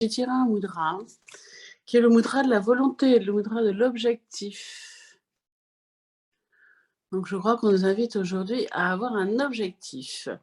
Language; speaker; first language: French; native; French